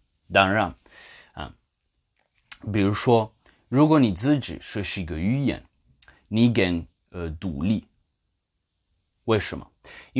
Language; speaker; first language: Chinese; non-native, fluent; English